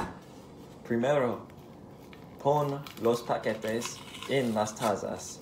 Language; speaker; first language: Spanish; non-native, learner; English